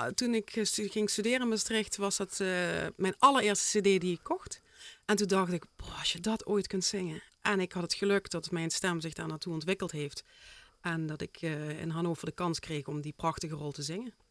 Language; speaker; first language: Dutch; native; Dutch